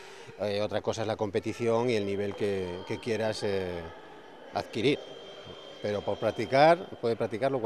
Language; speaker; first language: Spanish; native; Spanish